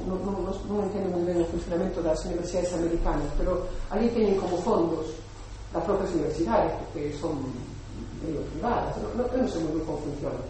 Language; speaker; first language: Galician; non-native, local second language; Spanish